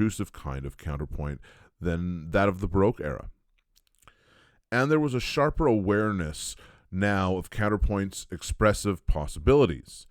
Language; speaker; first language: English; native; English